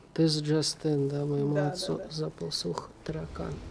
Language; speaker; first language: Russian; native; Russian